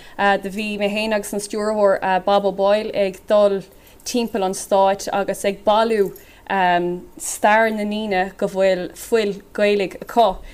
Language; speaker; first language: Irish; native; Irish